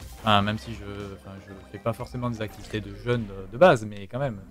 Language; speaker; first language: French; native; French